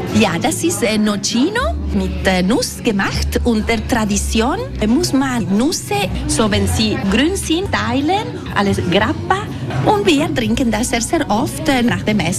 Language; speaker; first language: German; non-native, local second language; Italian